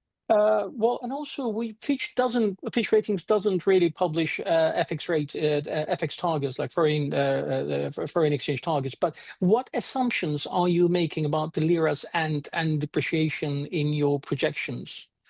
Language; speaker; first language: English; non-native, fluent; Turkish